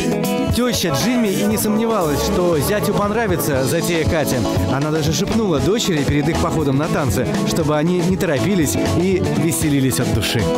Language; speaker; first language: Russian; native; Russian